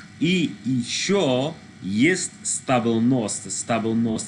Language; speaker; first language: Russian; non-native, learner; English